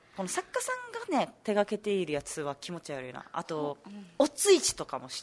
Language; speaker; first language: Japanese; native; Japanese